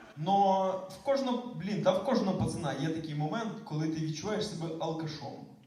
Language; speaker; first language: Ukrainian; native; Ukrainian